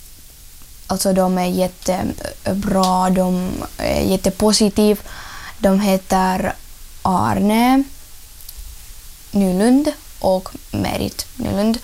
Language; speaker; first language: Swedish; early bilingual, other home language; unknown